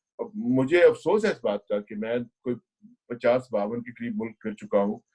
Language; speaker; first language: Urdu; non-native, local second language; Punjabi